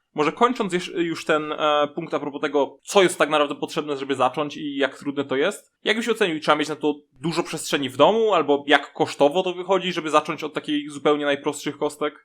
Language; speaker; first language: Polish; native; Polish